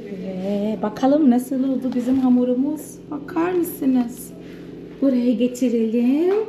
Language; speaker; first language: Turkish; non-native, fluent; Portuguese